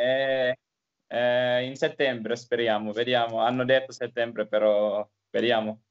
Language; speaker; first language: Italian; non-native, learner; Finnish